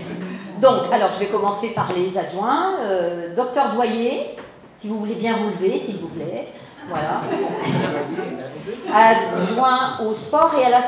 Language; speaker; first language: French; native; French